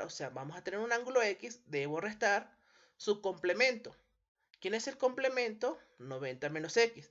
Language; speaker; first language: Spanish; native; Spanish